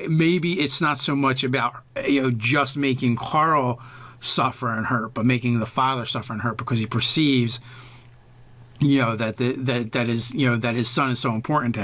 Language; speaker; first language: English; native; English